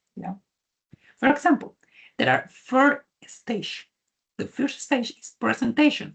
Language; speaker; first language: English; non-native, learner; Spanish